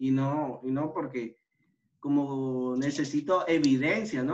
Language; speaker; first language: Spanish; native; Spanish